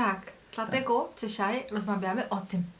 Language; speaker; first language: Polish; non-native, learner; Korean